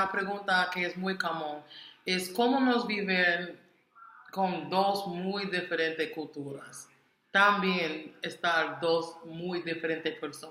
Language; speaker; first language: Spanish; non-native, learner; English